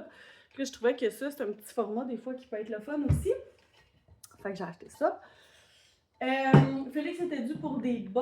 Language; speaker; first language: French; native; French